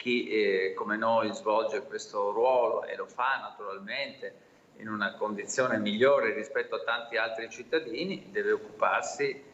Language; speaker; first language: Italian; native; Italian